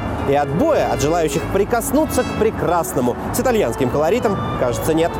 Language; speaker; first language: Russian; native; Russian